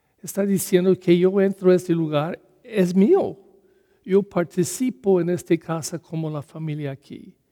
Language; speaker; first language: Spanish; non-native, learner; English